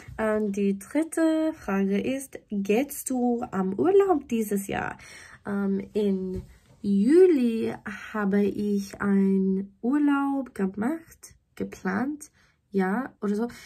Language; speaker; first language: German; non-native, learner; English